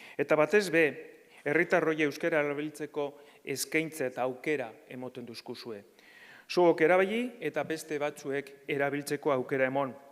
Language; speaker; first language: Basque; native; Basque